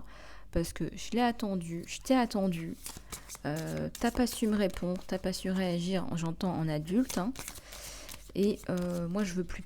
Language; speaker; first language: French; native; French